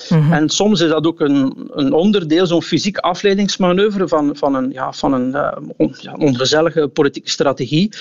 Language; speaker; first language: Dutch; native; Dutch